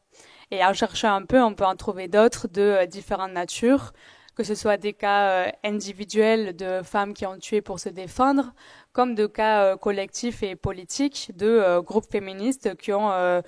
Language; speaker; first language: French; native; French